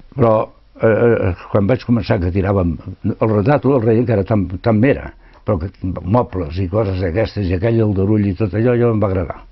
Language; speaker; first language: Catalan; non-native, local second language; Spanish